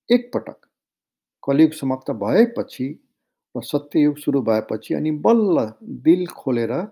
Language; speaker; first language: Nepali; non-native, local second language; Maithili